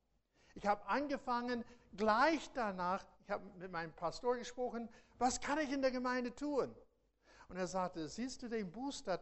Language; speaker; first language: German; non-native, fluent; English